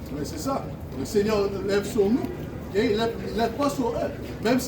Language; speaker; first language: French; non-native, learner; English